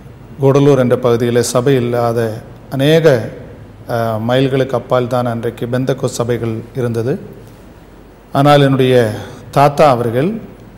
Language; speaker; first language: Tamil; native; Tamil